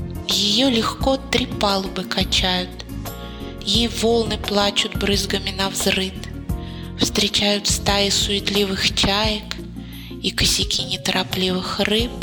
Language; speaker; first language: Russian; native; Russian